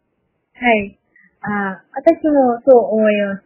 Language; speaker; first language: Japanese; non-native, learner; Malayalam